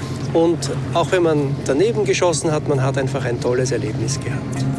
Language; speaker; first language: German; native; German